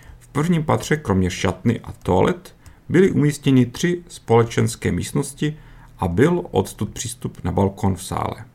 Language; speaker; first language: Czech; early bilingual, heritage; Czech